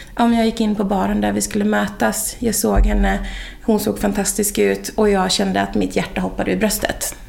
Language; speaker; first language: Swedish; native; Swedish